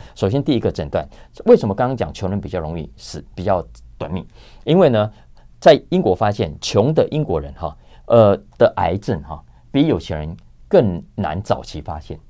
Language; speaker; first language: Chinese; native; Chinese